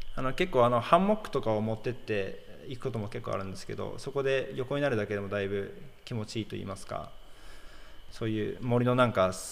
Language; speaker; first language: Japanese; native; Japanese